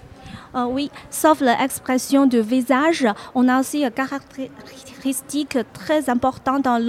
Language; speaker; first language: French; non-native, fluent; Chinese